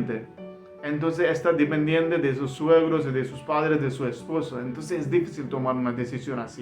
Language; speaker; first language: Spanish; non-native, learner; Hindi